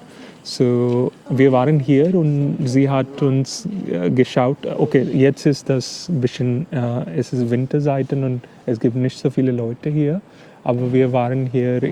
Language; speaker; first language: German; non-native, fluent; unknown